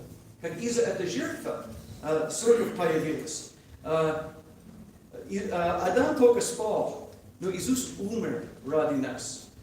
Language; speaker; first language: Russian; non-native, learner; English